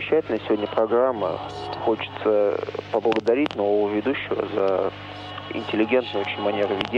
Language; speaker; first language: Russian; native; Russian